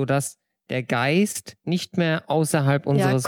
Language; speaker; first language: German; native; German